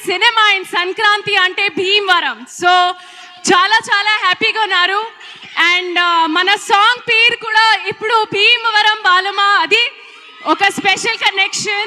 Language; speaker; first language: Telugu; non-native, learner; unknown